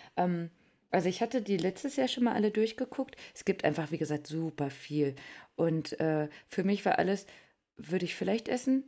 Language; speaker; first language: German; native; German